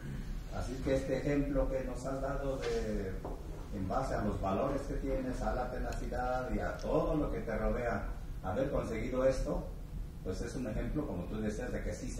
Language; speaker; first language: Spanish; native; Spanish